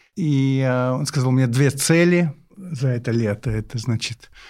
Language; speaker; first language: Russian; non-native, fluent; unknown